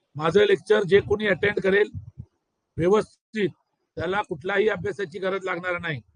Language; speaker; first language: Marathi; non-native, local second language; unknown